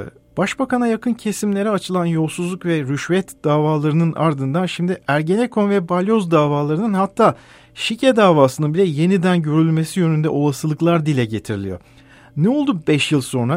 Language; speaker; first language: Turkish; native; Turkish